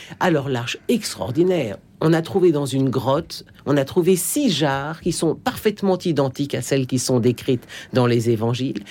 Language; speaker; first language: French; native; French